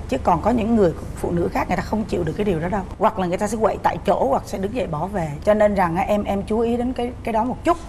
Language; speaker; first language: Vietnamese; native; Vietnamese